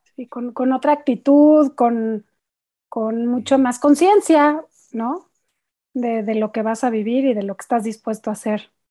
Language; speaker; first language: Spanish; native; Spanish